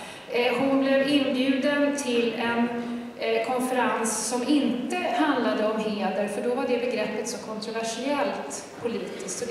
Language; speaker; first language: Swedish; native; Swedish